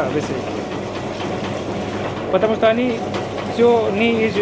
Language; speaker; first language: Russian; non-native, learner; Hindi